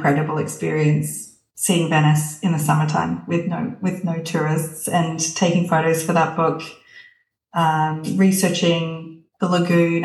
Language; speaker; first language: English; native; English